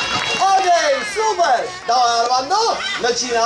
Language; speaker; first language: Russian; non-native, learner; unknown